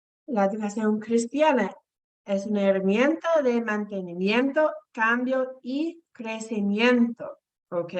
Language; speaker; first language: Spanish; non-native, fluent; English